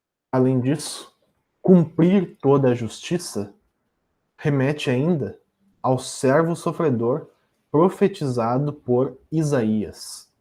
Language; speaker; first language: Portuguese; native; Portuguese